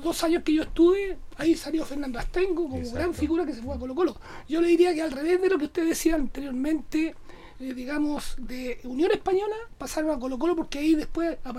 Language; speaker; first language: Spanish; native; Spanish